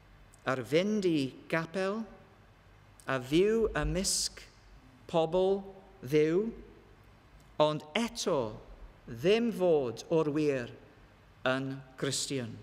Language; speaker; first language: Welsh; non-native, learner; English